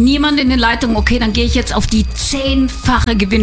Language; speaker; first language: German; native; German